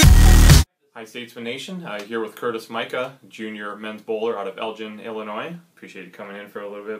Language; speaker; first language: English; native; English